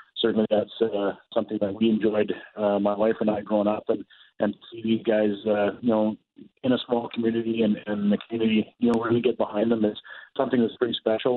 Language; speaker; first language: English; native; English